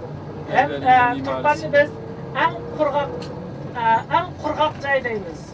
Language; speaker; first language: Turkish; non-native, learner; Uyghur